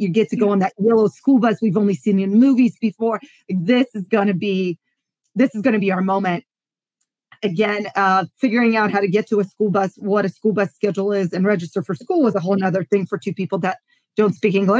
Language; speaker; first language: English; non-native, fluent; Polish